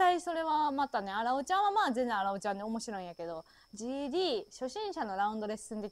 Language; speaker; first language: Japanese; native; Japanese